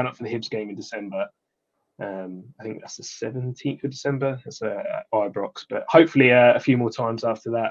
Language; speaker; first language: English; native; English